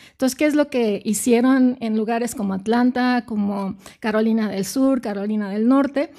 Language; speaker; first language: Spanish; native; Spanish